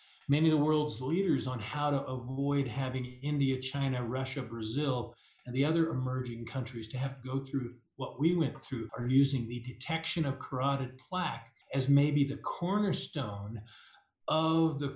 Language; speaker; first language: English; native; English